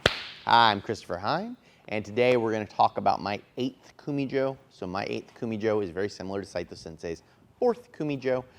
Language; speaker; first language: English; native; English